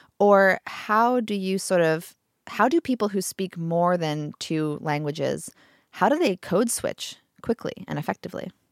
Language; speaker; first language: English; native; English